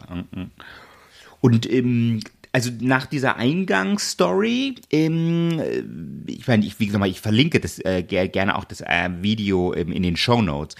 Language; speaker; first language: German; native; German